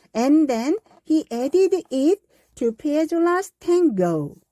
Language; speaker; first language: English; non-native, fluent; Korean